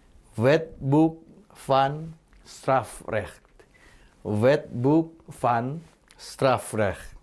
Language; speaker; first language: Dutch; non-native, fluent; Indonesian